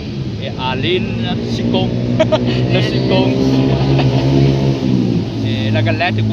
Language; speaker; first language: French; non-native, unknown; Vietnamese